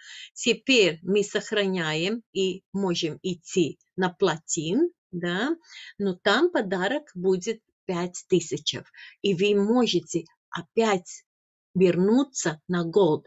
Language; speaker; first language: Russian; non-native, fluent; Latvian